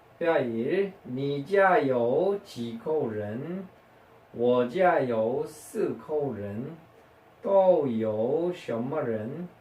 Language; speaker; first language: Chinese; non-native, fluent; Korean